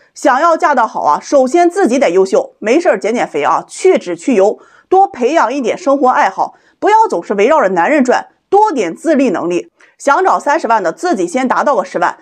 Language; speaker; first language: Chinese; native; Chinese